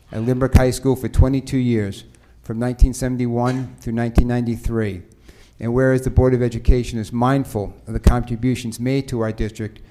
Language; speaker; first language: English; native; English